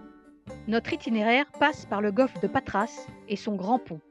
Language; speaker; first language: French; native; French